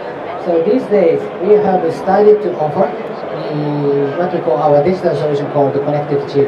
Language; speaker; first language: English; non-native, fluent; Japanese